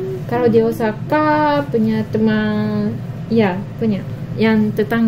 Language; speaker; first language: Indonesian; non-native, learner; Japanese